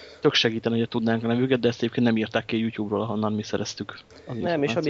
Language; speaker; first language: Hungarian; native; Hungarian